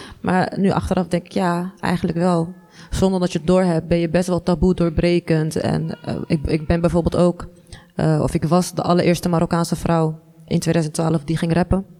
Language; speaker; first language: Dutch; early bilingual, other home language; Arabic